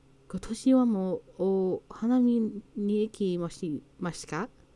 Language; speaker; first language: Japanese; non-native, learner; English